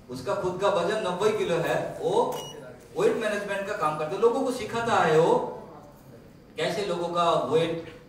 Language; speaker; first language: Hindi; non-native, local second language; Bangla